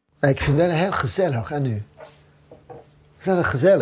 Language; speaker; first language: Dutch; non-native, fluent; French